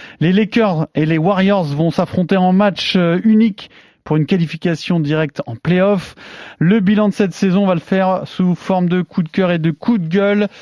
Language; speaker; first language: French; native; French